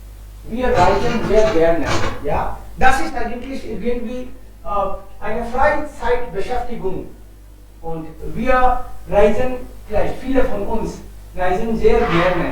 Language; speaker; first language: German; non-native, fluent; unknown